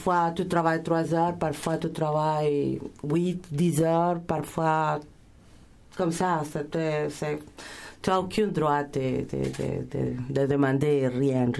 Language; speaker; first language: French; non-native, fluent; Spanish